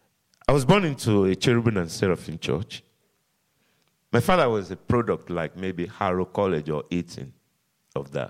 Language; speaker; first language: English; non-native, local second language; Yoruba